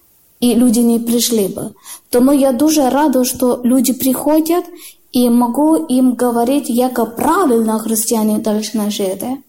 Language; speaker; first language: Ukrainian; non-native, learner; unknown